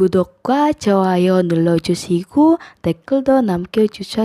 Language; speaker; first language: Korean; non-native, fluent; Indonesian